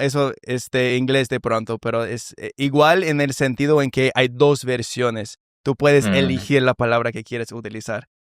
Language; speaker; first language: Spanish; non-native, fluent; English